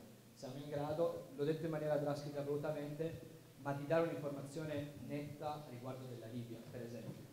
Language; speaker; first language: Italian; native; Italian